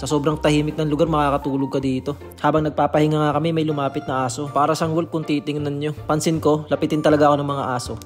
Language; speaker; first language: Filipino; native; Filipino